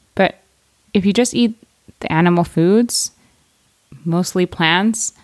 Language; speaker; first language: English; native; English